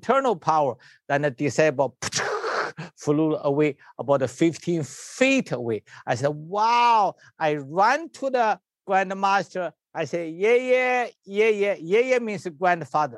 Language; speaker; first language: English; non-native, learner; Chinese